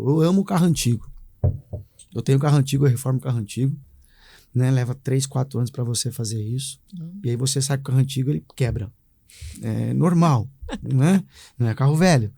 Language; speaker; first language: Portuguese; native; Portuguese